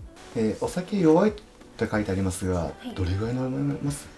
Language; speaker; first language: Japanese; native; Japanese